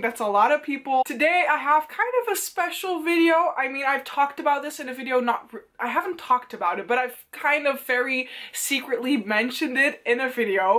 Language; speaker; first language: English; non-native, fluent; Dutch